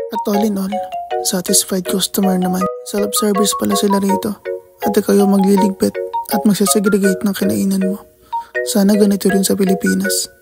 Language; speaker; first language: Filipino; native; Filipino